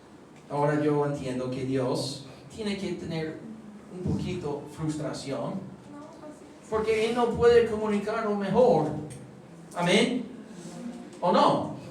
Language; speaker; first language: Spanish; non-native, fluent; English